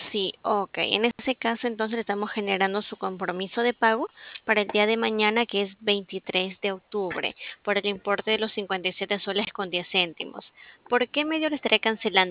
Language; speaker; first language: Spanish; native; Spanish